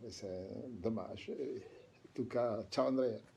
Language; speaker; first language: French; non-native, fluent; Italian